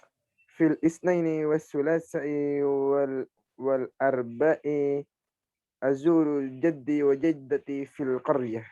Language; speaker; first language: Arabic; non-native, learner; Indonesian